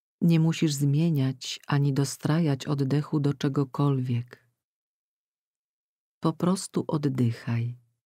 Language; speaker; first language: Polish; native; Polish